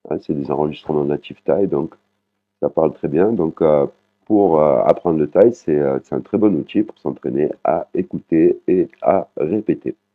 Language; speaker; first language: French; native; French